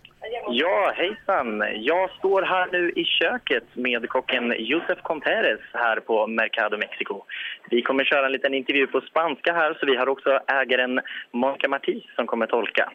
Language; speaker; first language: Swedish; native; Swedish